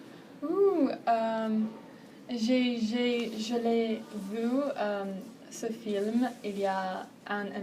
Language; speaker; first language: French; non-native, learner; Persian